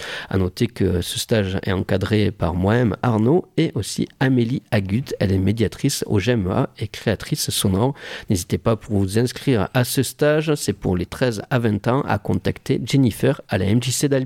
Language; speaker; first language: French; native; French